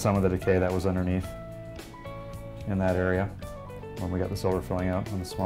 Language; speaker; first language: English; native; English